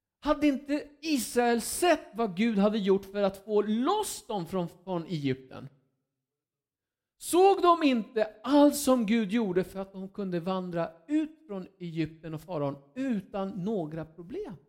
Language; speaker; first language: Swedish; non-native, fluent; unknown